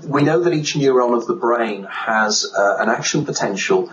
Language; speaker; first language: English; native; English